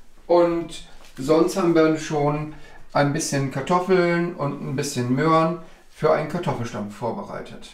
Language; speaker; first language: German; native; German